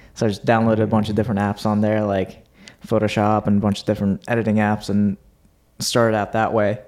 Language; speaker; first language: English; early bilingual, other home language; Uzbek